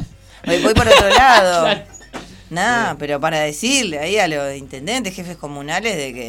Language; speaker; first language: Spanish; native; Spanish